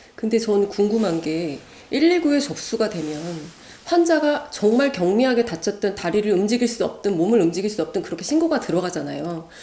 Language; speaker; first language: Korean; native; Korean